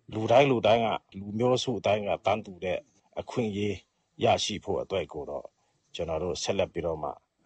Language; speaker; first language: Burmese; non-native, local second language; Pa'o Karen